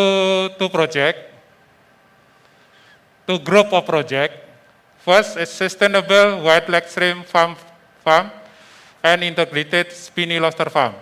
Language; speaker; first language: English; non-native, fluent; Indonesian